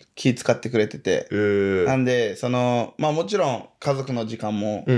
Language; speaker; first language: Japanese; early bilingual, other home language; Portuguese